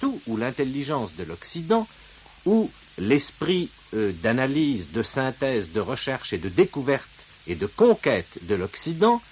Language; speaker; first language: French; native; French